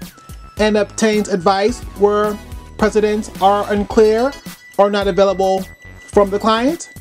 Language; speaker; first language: English; native; English